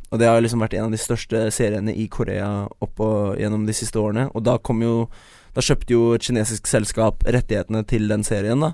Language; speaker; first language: Norwegian; early bilingual, other home language; Chinese